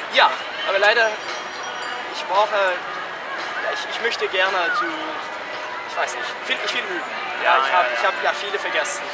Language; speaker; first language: German; non-native, learner; English